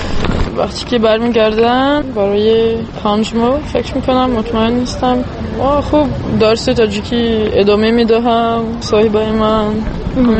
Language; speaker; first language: Persian; non-native, fluent; French